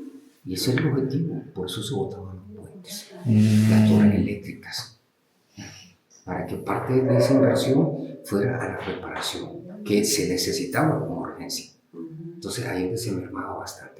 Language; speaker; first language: Spanish; native; Spanish